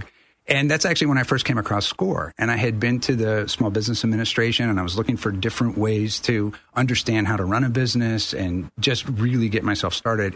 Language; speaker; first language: English; native; English